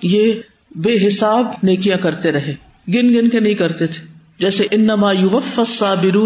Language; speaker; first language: Urdu; native; Urdu